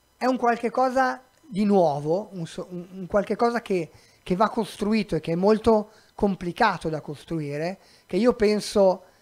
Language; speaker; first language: Italian; native; Italian